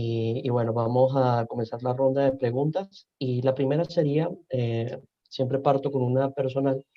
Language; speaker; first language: Spanish; native; Spanish